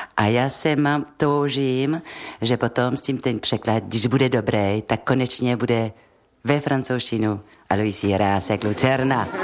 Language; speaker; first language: Czech; non-native, fluent; French